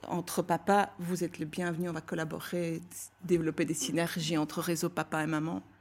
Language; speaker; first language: French; non-native, fluent; Bulgarian